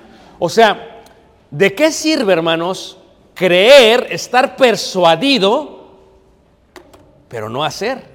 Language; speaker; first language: Spanish; native; Spanish